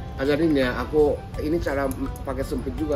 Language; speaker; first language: Indonesian; non-native, fluent; Japanese